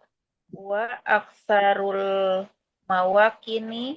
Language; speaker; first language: Arabic; non-native, learner; Indonesian